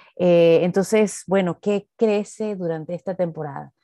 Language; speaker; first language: Spanish; native; Spanish